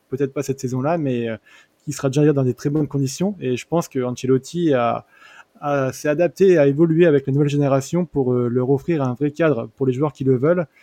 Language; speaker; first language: French; native; French